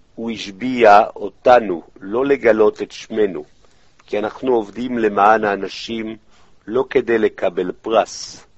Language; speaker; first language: Hebrew; non-native, fluent; French